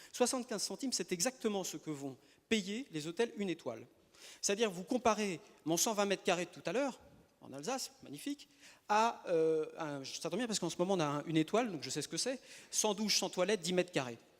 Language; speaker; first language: French; native; French